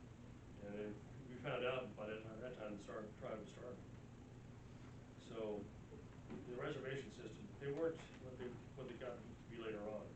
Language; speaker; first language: English; native; English